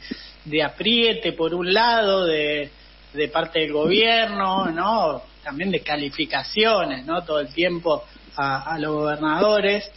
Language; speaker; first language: Spanish; native; Spanish